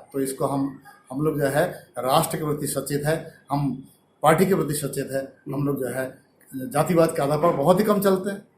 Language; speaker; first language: Hindi; non-native, local second language; Bangla